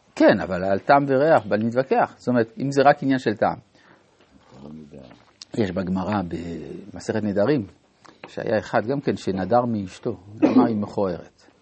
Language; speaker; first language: Hebrew; non-native, fluent; French